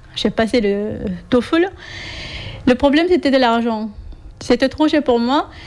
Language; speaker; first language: French; non-native, fluent; Korean